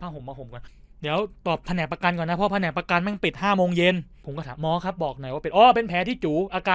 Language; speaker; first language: Thai; native; Thai